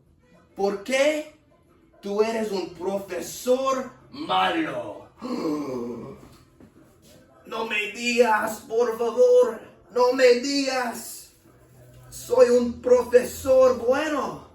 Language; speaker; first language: Spanish; non-native, learner; English